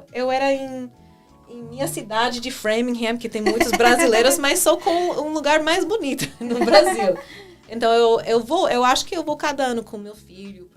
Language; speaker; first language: Portuguese; non-native, fluent; English